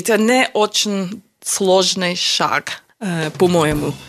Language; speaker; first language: Russian; non-native, learner; English